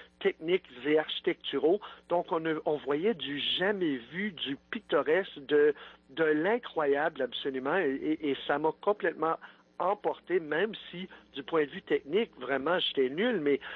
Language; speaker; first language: French; native; French